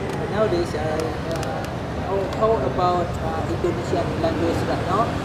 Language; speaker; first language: English; non-native, learner; Indonesian